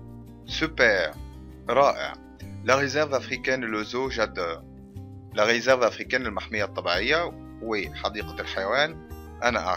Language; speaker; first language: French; non-native, fluent; Arabic